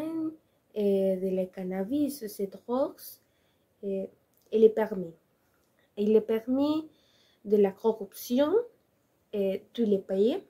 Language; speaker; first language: French; non-native, learner; Spanish